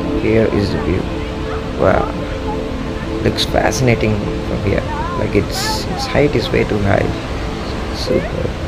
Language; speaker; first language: English; non-native, local second language; Telugu